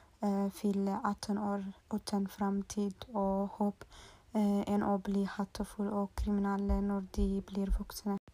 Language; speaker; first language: Swedish; non-native, learner; Norwegian